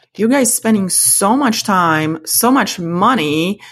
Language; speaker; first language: English; non-native, fluent; Polish